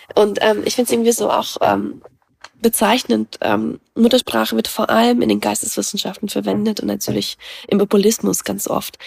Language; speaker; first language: German; early bilingual, other home language; Russian